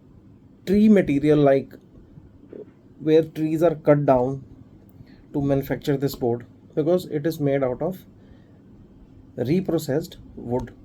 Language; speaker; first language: English; non-native, local second language; Hindi